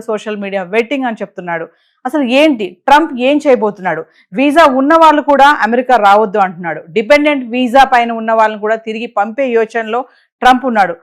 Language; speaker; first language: Telugu; native; Telugu